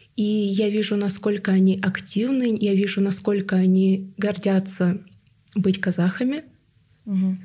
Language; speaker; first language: Russian; non-native, local second language; Tuvinian